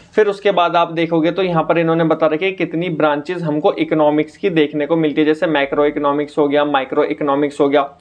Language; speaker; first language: Hindi; native; Hindi